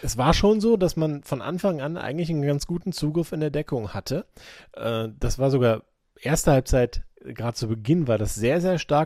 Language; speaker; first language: German; native; German